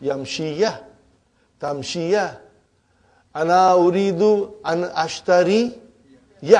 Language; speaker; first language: Arabic; non-native, fluent; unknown